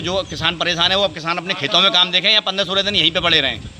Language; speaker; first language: Hindi; native; Hindi